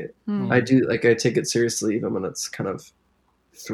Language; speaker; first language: English; native; English